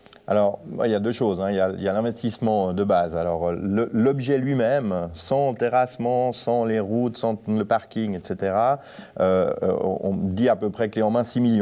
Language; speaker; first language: French; native; French